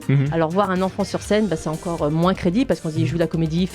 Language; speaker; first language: French; native; French